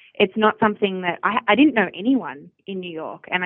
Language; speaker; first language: English; native; English